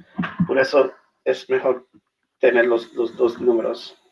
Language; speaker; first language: Spanish; non-native, learner; English